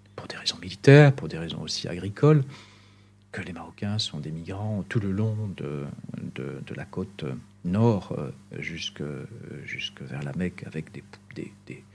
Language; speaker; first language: French; non-native, local second language; Arabic